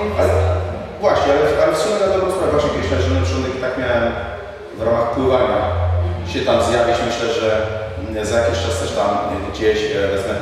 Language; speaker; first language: Polish; native; Polish